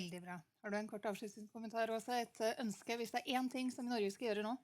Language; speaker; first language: Norwegian; native; Norwegian